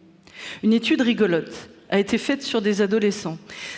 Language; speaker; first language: French; native; French